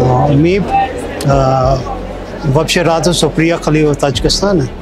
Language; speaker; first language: Russian; non-native, learner; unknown